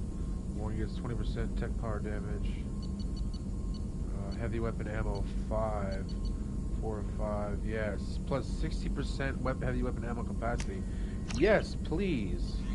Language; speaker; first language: English; native; English